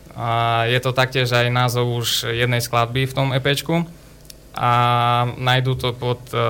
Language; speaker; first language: Slovak; non-native, local second language; Rusyn